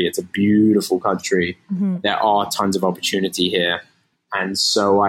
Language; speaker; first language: English; native; English